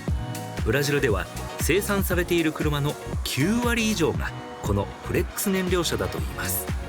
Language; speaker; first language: Japanese; native; Japanese